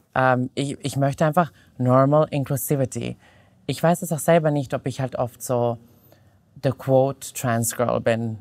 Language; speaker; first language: German; non-native, fluent; Serbian